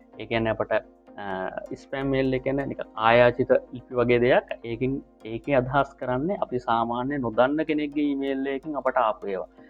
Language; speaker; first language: Sinhala; native; Sinhala